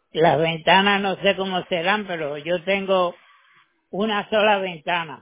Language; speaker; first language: Spanish; native; Spanish